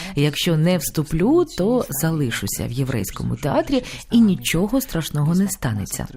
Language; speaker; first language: Ukrainian; non-native, fluent; Lithuanian